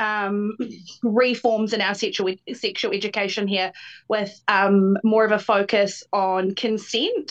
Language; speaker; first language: English; native; English